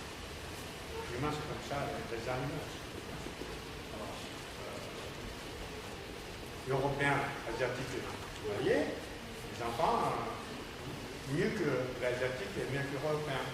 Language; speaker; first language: French; non-native, learner; Japanese